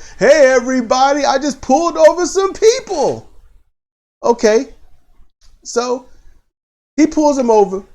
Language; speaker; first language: English; native; English